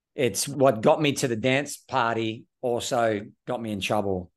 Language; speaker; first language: English; native; English